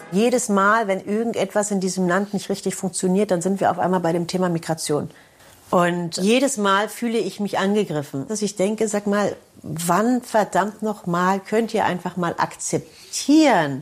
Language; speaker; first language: German; early bilingual, other home language; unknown